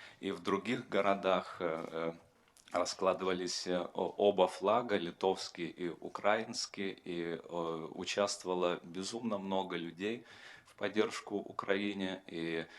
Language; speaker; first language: Russian; non-native, fluent; Lithuanian